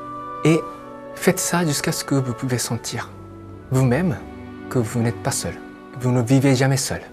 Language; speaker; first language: French; non-native, fluent; Japanese